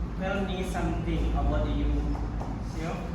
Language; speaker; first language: English; non-native, learner; Indonesian